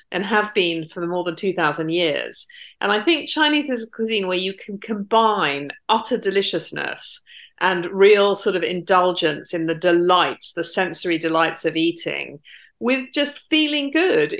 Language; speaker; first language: English; native; English